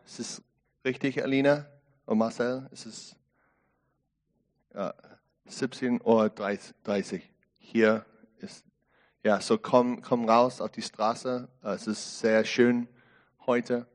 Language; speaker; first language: German; non-native, learner; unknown